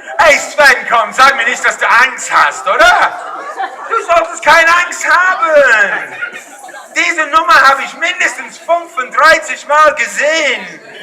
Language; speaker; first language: German; non-native, fluent; English